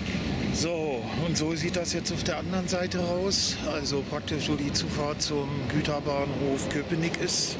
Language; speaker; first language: German; native; German